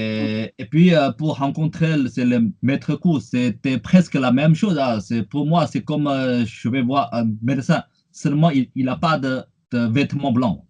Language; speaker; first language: French; non-native, fluent; Chinese